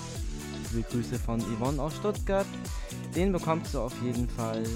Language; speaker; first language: German; native; German